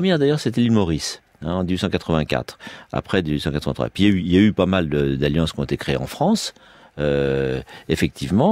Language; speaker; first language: French; native; French